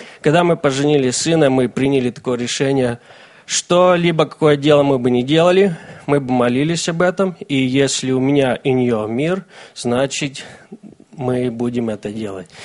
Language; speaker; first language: Russian; native; Russian